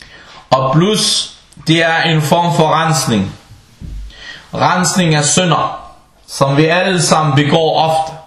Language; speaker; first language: Danish; non-native, fluent; Arabic